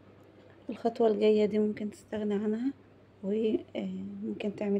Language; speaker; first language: Arabic; native; Arabic